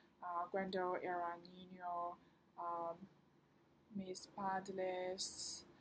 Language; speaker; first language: Spanish; non-native, learner; Chinese